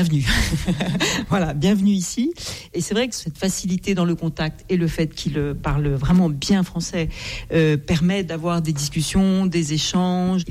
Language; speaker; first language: French; native; French